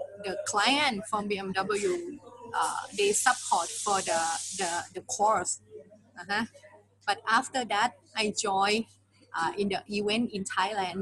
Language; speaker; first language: English; non-native, learner; Thai